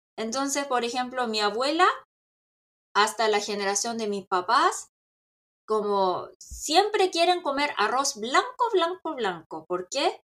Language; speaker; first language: Spanish; non-native, fluent; Korean